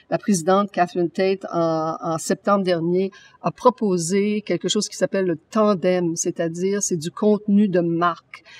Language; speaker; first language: French; native; French